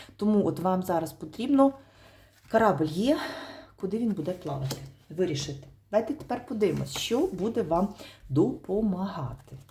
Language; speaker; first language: Ukrainian; non-native, local second language; Russian